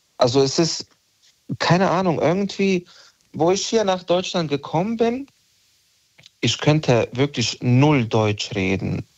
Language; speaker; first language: German; non-native, fluent; Bosnian